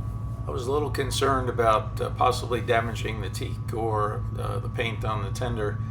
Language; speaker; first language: English; native; English